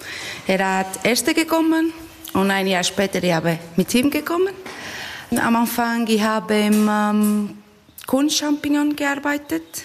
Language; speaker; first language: German; non-native, learner; Portuguese